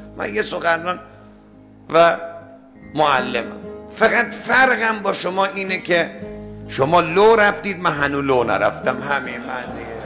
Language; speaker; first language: Persian; native; Persian